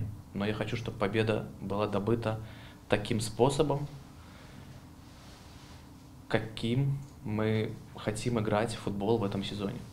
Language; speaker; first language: Russian; native; Russian